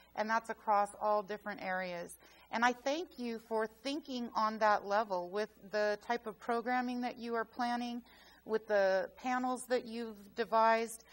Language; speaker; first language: English; native; English